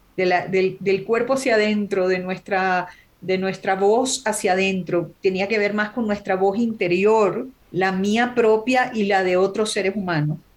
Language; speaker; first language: Spanish; native; Spanish